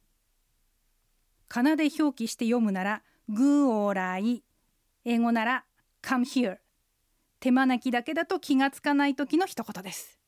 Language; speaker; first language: Japanese; native; Japanese